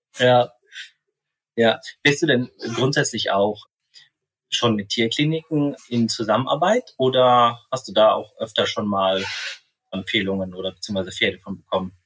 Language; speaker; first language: German; native; German